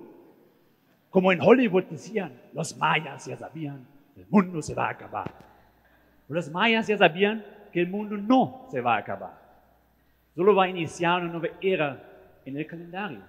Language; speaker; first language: Spanish; non-native, fluent; German